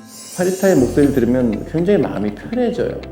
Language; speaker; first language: Korean; native; Korean